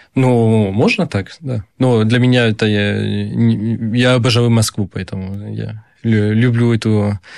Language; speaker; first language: Russian; non-native, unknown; French